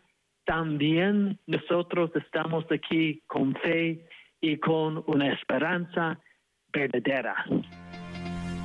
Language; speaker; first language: Spanish; non-native, fluent; English